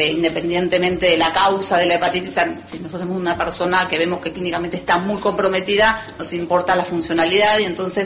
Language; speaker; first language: Spanish; native; Spanish